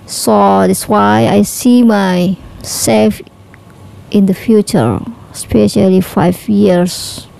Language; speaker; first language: English; non-native, learner; Indonesian